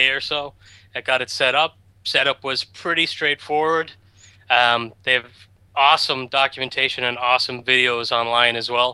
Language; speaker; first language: English; native; English